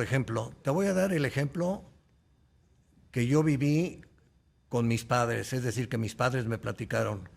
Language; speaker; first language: Spanish; native; Spanish